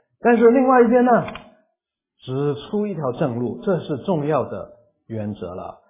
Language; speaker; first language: Chinese; non-native, local second language; Cantonese